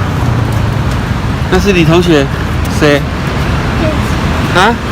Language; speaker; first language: Chinese; native; Chinese